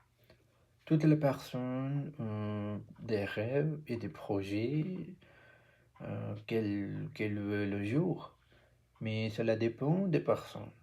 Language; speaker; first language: French; non-native, learner; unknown